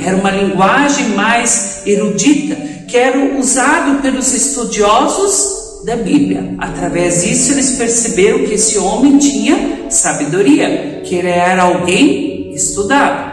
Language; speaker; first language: Portuguese; native; Portuguese